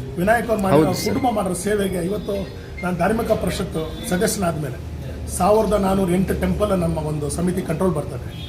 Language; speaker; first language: Kannada; non-native, local second language; Tamil